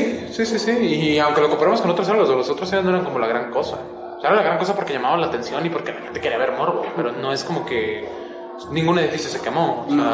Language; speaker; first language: Spanish; native; Spanish